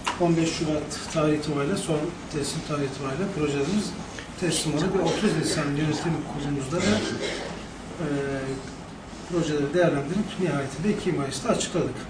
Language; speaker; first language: Turkish; native; Turkish